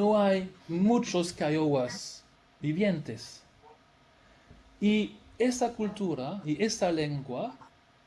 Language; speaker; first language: Spanish; non-native, fluent; French